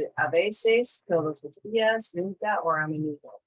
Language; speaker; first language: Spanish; non-native, fluent; English